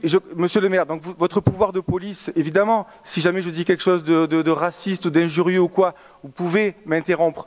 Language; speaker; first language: French; native; French